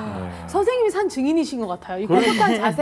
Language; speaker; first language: Korean; native; Korean